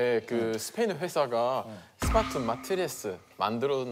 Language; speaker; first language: Korean; non-native, fluent; Spanish